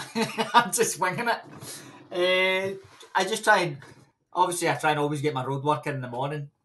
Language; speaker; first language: English; native; English